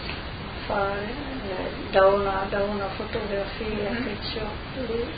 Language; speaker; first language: Italian; non-native, local second language; Slovenian